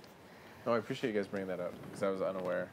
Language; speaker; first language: English; native; English